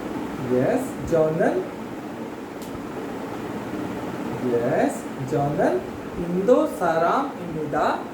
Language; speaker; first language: Korean; non-native, fluent; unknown